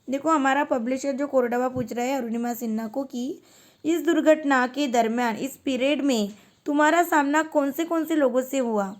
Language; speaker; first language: Hindi; non-native, local second language; Marathi